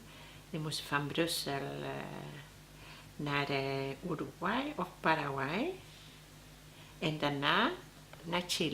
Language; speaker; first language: Dutch; non-native, learner; Spanish